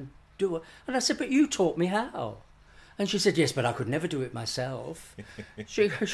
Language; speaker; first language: English; native; English